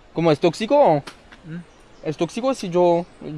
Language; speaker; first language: Spanish; non-native, learner; French